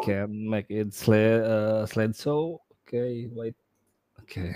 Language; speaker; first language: English; non-native, learner; Indonesian